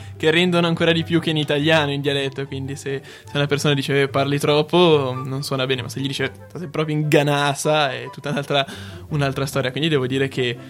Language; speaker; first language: Italian; early bilingual, other home language; Portuguese